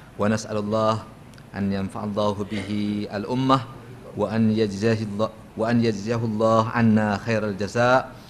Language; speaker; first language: Arabic; non-native, fluent; Malay